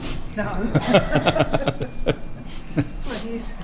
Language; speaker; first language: English; native; English